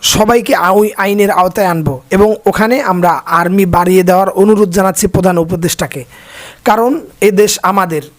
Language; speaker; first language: Bangla; native; Bangla